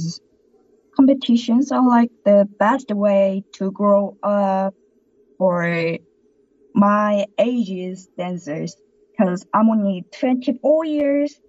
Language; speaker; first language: English; non-native, learner; Korean